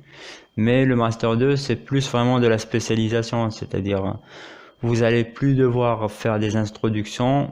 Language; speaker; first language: French; non-native, local second language; Arabic